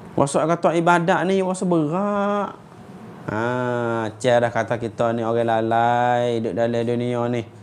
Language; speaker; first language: Malay; native; Malay